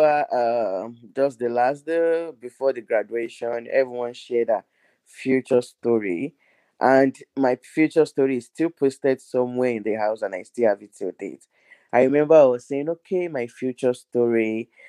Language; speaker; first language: English; non-native, local second language; Yoruba